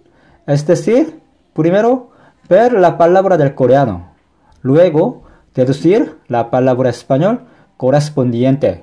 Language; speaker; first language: Spanish; non-native, fluent; Korean